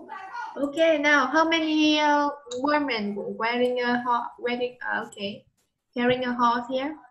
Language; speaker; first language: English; non-native, learner; Vietnamese